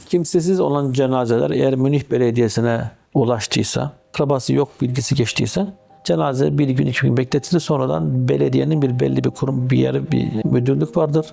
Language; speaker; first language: Turkish; early bilingual, heritage; Turkish